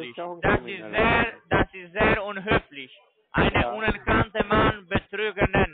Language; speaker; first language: German; non-native, learner; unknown